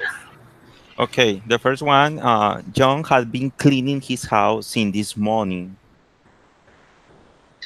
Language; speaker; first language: English; non-native, learner; Spanish